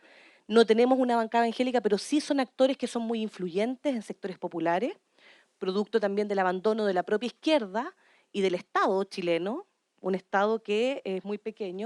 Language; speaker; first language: Spanish; native; Spanish